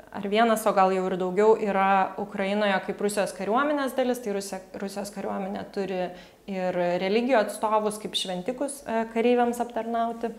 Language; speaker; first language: Lithuanian; native; Lithuanian